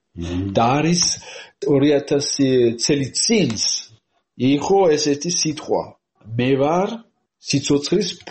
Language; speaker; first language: Georgian; non-native, learner; French